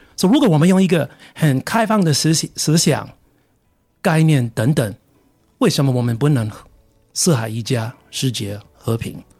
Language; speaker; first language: Chinese; non-native, fluent; English